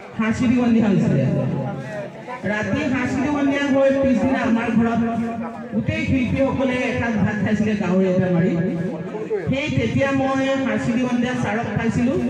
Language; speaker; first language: Assamese; non-native, local second language; Mising